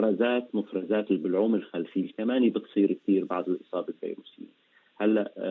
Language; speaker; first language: Arabic; native; Arabic